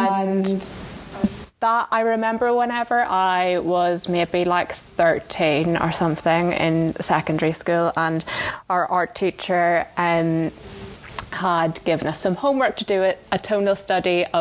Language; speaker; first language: English; native; English